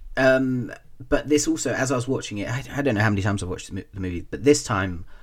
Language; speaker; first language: English; native; English